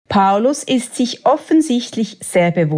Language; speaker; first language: German; native; German